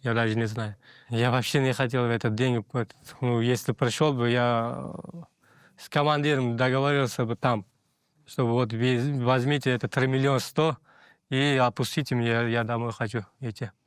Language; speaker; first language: Russian; non-native, fluent; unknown